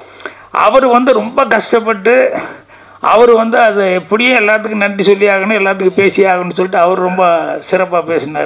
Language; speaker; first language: Tamil; native; Tamil